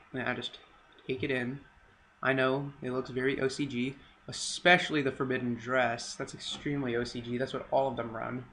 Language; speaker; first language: English; native; English